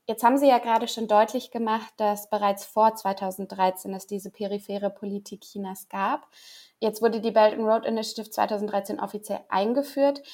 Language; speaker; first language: German; native; German